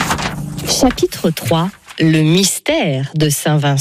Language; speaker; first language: French; native; French